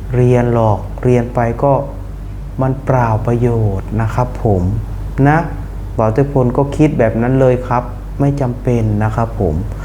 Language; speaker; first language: Thai; non-native, fluent; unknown